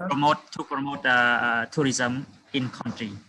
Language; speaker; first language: English; non-native, fluent; Khmer